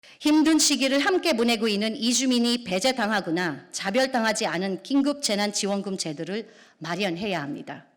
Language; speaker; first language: Korean; non-native, fluent; Filipino